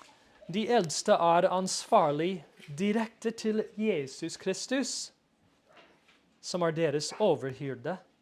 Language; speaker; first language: Norwegian; non-native, fluent; English